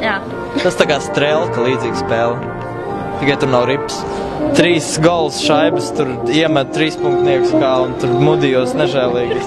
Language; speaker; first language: Latvian; native; Latvian